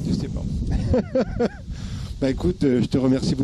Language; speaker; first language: French; native; French